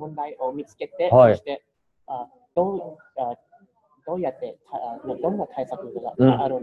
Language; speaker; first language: Japanese; non-native, learner; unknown